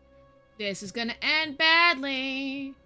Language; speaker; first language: English; native; English